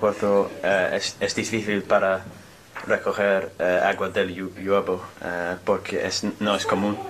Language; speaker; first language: Spanish; non-native, learner; English